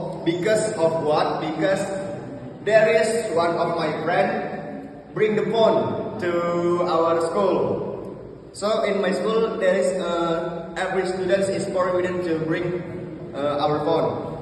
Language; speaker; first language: English; non-native, learner; Indonesian